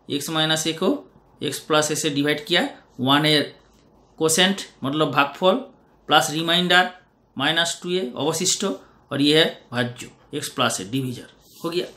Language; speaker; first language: Hindi; non-native, local second language; Bangla